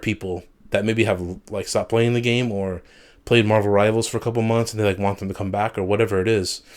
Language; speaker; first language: English; native; English